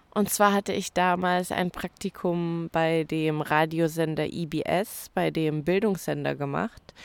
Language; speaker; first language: German; native; German